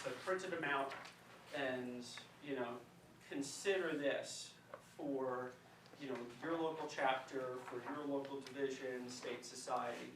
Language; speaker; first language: English; native; English